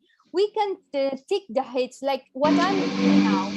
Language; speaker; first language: English; non-native, fluent; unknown